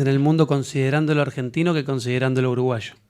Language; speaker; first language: Spanish; native; Spanish